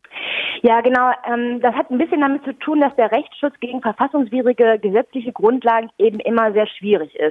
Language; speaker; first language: German; native; German